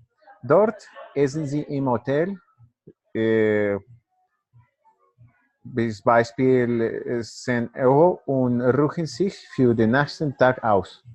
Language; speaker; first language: German; non-native, learner; Spanish